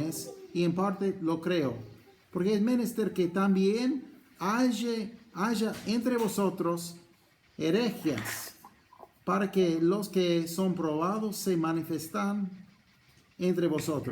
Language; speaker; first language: Spanish; non-native, fluent; English